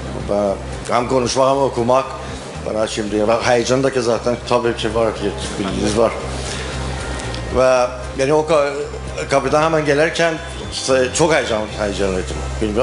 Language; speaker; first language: Turkish; non-native, learner; Persian